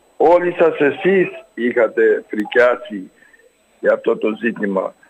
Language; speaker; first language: Greek; early bilingual, heritage; Greek